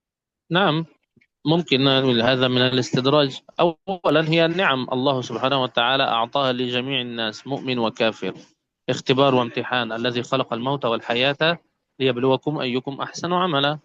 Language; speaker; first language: Arabic; native; Arabic